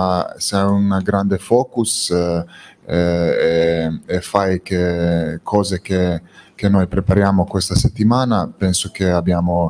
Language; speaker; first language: Italian; non-native, fluent; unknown